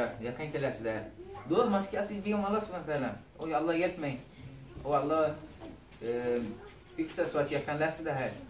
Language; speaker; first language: Swedish; non-native, fluent; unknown